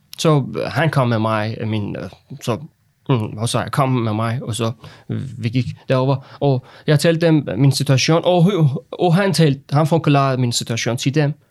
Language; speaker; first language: Danish; non-native, learner; Persian